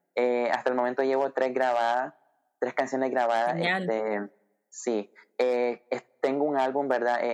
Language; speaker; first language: Spanish; native; Spanish